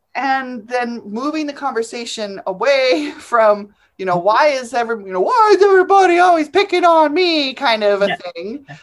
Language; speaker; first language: English; native; English